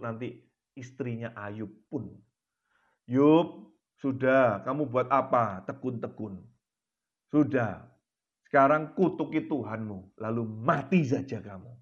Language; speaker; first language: Indonesian; native; Indonesian